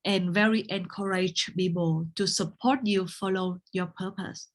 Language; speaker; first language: English; non-native, learner; Vietnamese